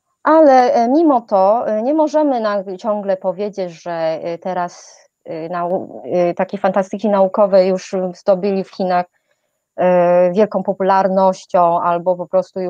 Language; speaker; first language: Polish; non-native, fluent; Chinese